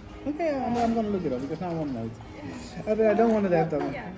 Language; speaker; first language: English; non-native, fluent; Dutch